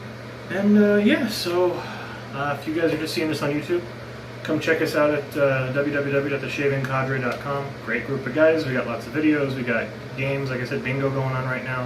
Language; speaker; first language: English; native; English